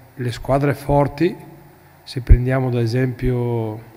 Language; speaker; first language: Italian; non-native, fluent; Bulgarian